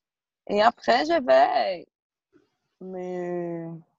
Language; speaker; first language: French; non-native, learner; Portuguese